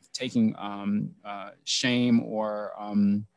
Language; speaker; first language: English; native; English